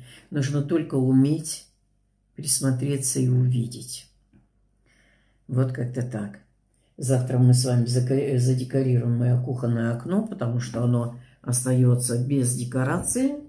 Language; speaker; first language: Russian; native; Russian